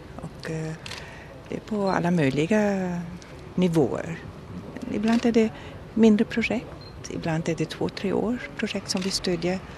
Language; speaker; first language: Swedish; non-native, fluent; German